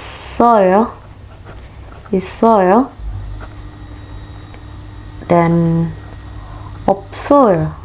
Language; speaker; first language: Korean; non-native, learner; Indonesian